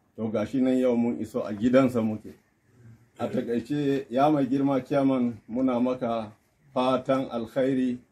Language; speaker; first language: Hausa; non-native, local second language; Fula